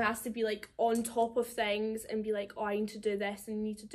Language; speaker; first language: English; native; English